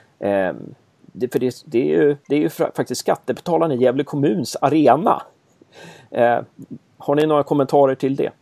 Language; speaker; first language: Swedish; native; Swedish